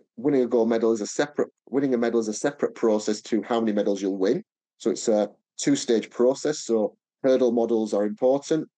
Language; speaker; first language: English; native; English